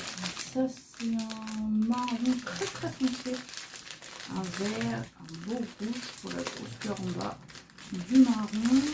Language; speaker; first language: French; native; French